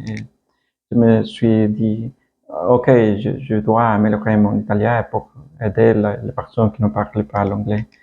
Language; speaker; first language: French; non-native, learner; Spanish